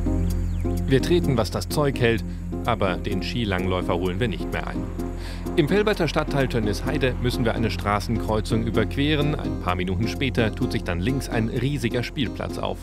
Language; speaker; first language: German; native; German